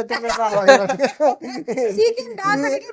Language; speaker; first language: English; non-native, local second language; Sinhala